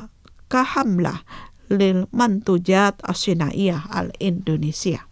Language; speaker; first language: Arabic; non-native, fluent; Indonesian